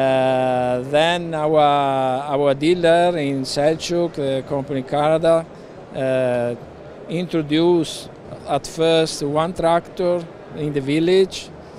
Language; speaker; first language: English; non-native, fluent; Italian